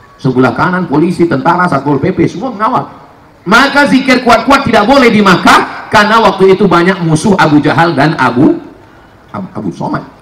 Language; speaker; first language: Indonesian; native; Indonesian